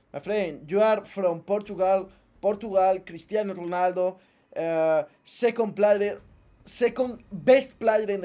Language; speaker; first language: English; non-native, learner; Spanish